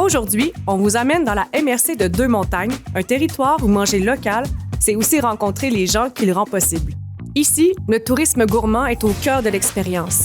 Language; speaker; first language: French; native; French